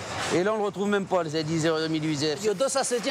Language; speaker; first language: French; native; French